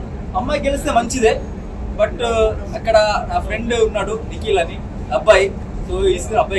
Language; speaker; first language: Telugu; non-native, local second language; Kannada